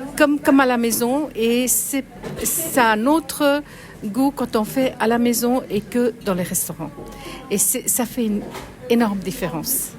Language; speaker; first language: French; non-native, fluent; Bangla